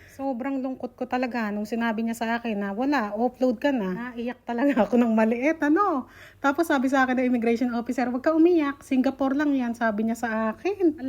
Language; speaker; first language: Filipino; native; Filipino